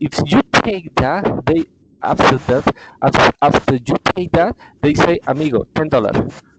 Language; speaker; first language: English; non-native, learner; Spanish